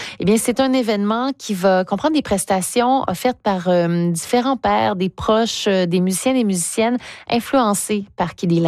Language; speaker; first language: French; native; French